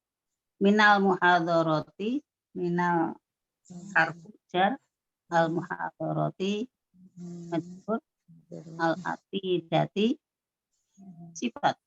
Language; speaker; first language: Arabic; non-native, learner; Indonesian